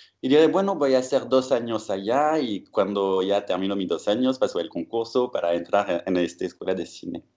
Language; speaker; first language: Spanish; non-native, fluent; French